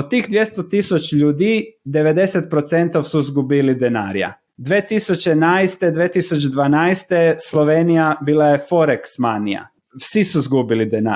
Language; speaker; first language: Slovenian; non-native, learner; Croatian